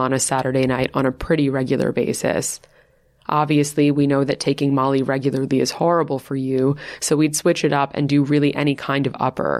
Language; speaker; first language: English; native; English